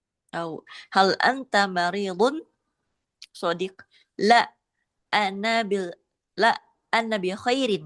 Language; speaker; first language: Arabic; non-native, learner; Indonesian